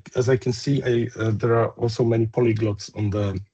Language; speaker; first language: English; non-native, fluent; Polish